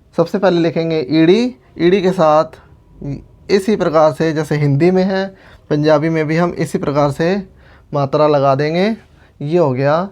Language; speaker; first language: Hindi; non-native, local second language; Punjabi